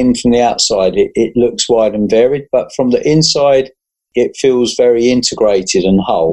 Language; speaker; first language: English; native; English